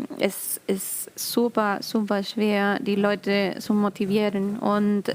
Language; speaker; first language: German; non-native, learner; Spanish